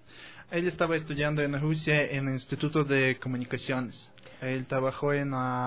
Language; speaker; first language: Spanish; non-native, fluent; Russian